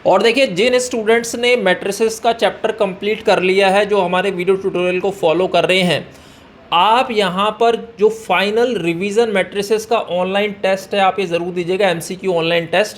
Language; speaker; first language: Hindi; native; Hindi